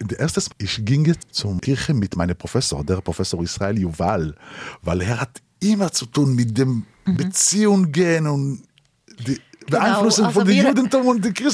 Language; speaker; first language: German; non-native, learner; Hebrew